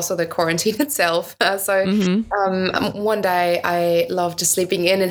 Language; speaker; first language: English; non-native, fluent; German